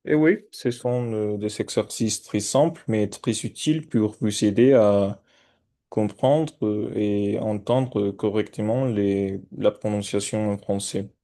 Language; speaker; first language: French; non-native, fluent; Spanish